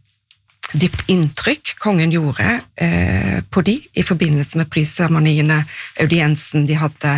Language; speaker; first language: Norwegian; native; Norwegian